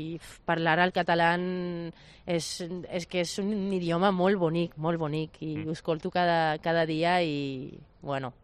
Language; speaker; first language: Catalan; non-native, fluent; Spanish